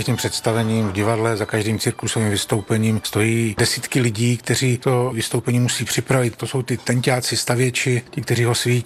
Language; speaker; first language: Czech; native; Czech